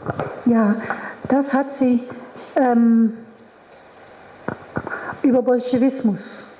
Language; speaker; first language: German; non-native, fluent; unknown